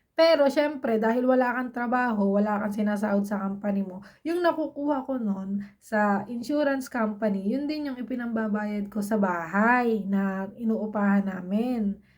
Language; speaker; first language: Filipino; native; Filipino